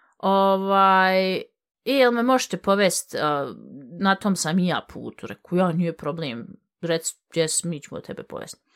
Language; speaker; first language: Bosnian; early bilingual, heritage; Bosnian